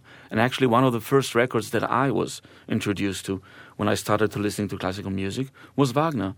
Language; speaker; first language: English; non-native, fluent; Hebrew